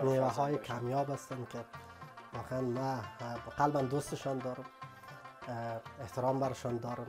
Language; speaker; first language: Persian; native; Persian